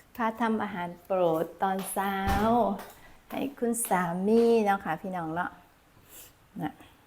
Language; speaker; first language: Thai; non-native, local second language; Northeastern Thai